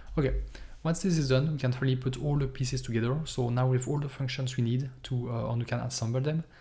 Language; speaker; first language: English; non-native, fluent; French